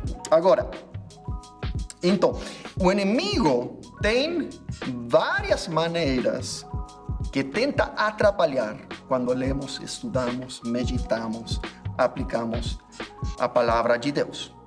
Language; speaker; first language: Portuguese; non-native, fluent; English